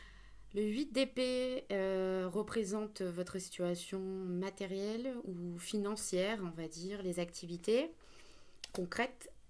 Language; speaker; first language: French; native; French